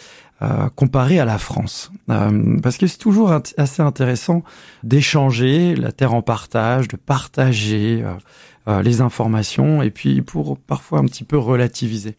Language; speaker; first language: French; native; French